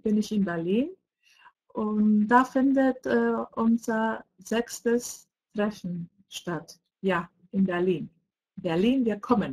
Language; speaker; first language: German; non-native, fluent; Greek